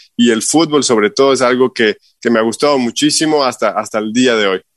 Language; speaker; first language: Spanish; native; Spanish